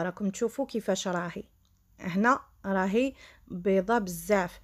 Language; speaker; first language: Arabic; native; Arabic